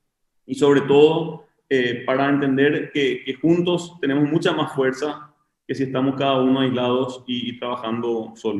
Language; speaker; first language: Spanish; native; Spanish